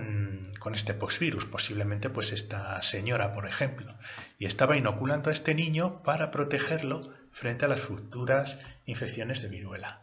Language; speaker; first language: Spanish; native; Spanish